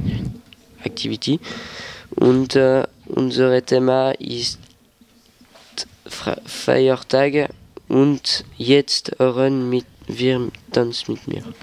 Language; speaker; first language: German; non-native, learner; French